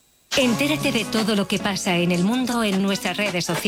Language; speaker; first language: Spanish; native; Spanish